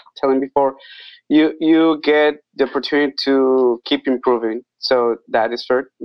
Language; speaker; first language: English; non-native, learner; Spanish